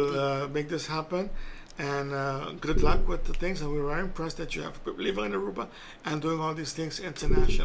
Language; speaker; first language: English; non-native, local second language; Papiamento